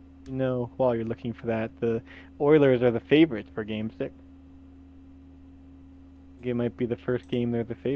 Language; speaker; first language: English; native; English